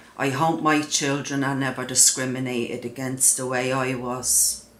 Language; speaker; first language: English; native; English